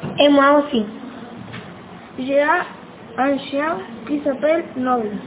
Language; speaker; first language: French; non-native, learner; Spanish